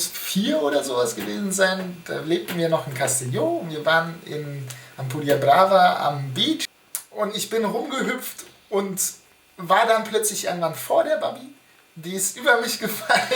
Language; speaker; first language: German; early bilingual, heritage; German